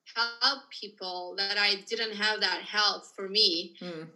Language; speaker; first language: English; non-native, fluent; Turkish